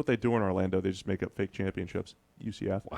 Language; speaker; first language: English; native; English